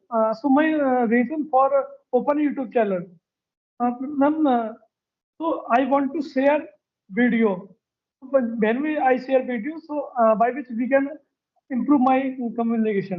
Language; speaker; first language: English; non-native, learner; Hindi